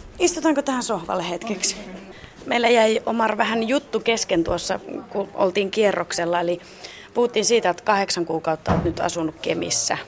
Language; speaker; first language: Finnish; native; Finnish